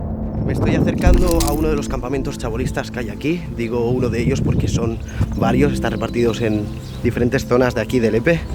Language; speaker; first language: Spanish; native; Spanish